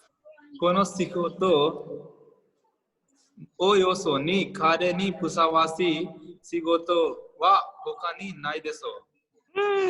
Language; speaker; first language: Japanese; non-native, fluent; Hindi